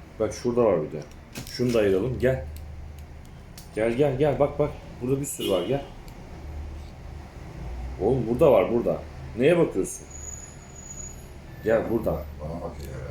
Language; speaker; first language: Turkish; native; Turkish